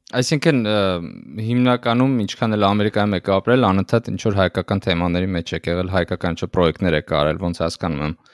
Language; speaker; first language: Armenian; native; Armenian